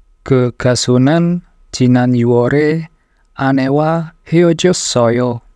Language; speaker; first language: Korean; non-native, fluent; Indonesian